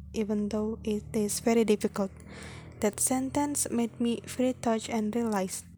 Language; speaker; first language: English; non-native, fluent; Indonesian